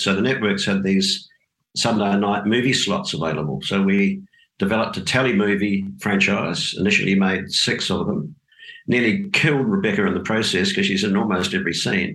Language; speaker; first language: English; native; English